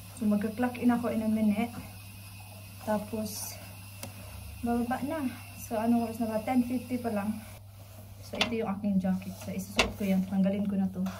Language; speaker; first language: Filipino; native; Filipino